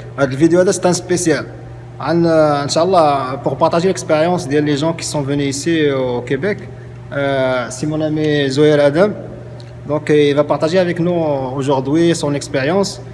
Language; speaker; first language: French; non-native, local second language; Arabic